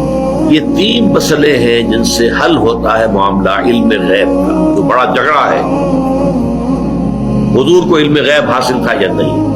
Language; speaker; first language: Urdu; native; Urdu